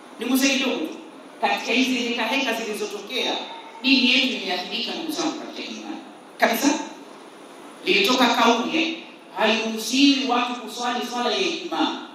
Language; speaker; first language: Swahili; native; Swahili